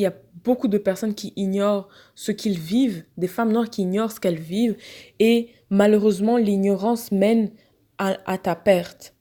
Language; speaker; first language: French; non-native, fluent; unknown